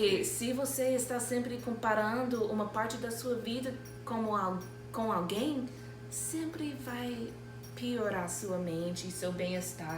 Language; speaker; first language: Portuguese; non-native, fluent; English